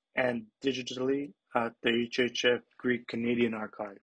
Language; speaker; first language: English; early bilingual, other home language; Greek